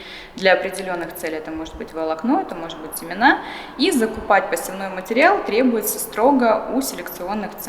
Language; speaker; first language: Russian; native; Russian